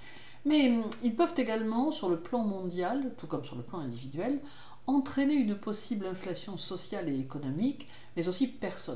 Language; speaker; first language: French; native; French